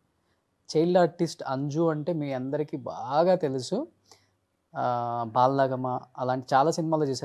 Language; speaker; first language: Telugu; native; Telugu